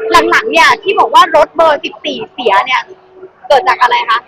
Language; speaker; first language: Thai; native; Thai